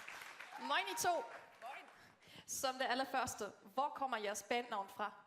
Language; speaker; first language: Danish; native; Danish